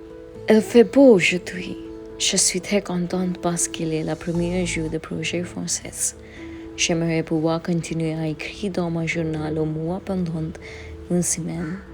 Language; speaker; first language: French; non-native, learner; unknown